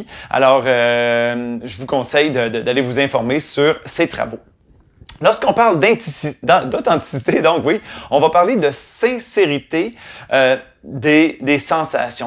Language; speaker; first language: French; native; French